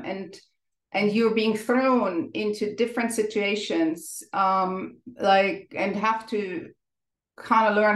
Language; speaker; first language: English; non-native, fluent; German